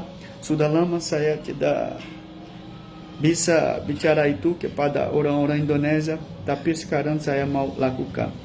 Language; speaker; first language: Indonesian; non-native, fluent; Portuguese